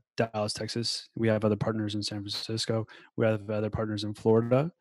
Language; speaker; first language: English; native; English